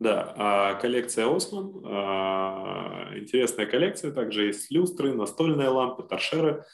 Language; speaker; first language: Russian; native; Russian